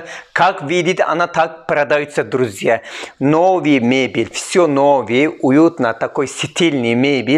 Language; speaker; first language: Russian; non-native, fluent; Turkish